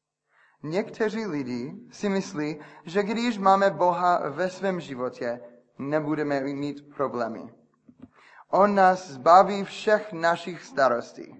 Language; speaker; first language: Czech; non-native, fluent; English